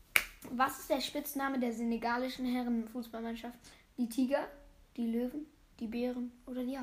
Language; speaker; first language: German; native; German